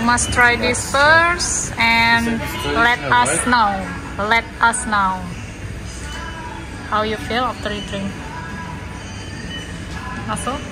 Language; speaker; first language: English; non-native, learner; Indonesian